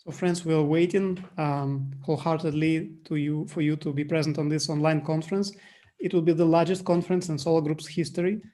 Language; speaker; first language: English; non-native, fluent; Russian